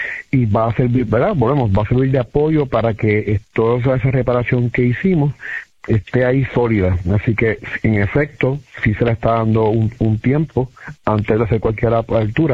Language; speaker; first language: Spanish; native; Spanish